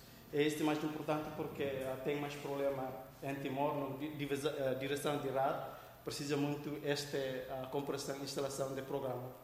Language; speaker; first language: Portuguese; non-native, local second language; Tetum